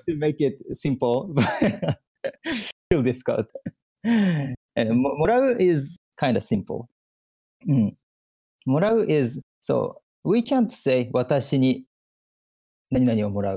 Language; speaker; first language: English; non-native, fluent; Japanese